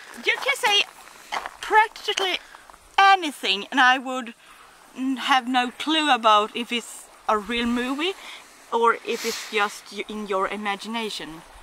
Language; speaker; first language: English; non-native, fluent; Swedish